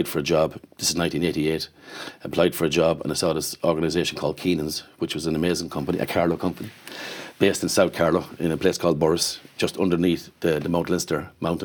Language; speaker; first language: English; native; English